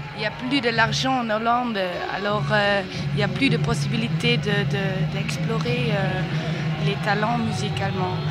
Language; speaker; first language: French; non-native, learner; Dutch